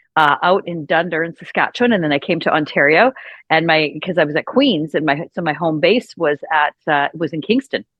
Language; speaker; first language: English; native; English